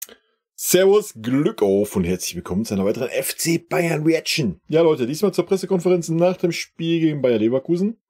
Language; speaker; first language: German; native; German